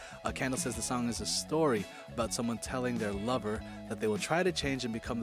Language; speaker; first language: English; native; English